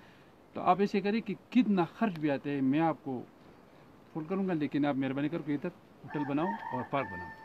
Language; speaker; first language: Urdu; non-native, local second language; Pashto